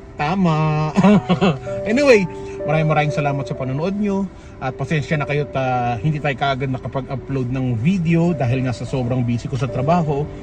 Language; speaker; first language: Filipino; native; Filipino